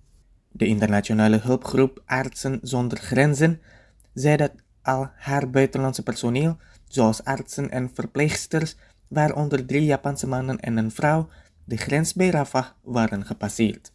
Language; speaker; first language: Dutch; non-native, fluent; Indonesian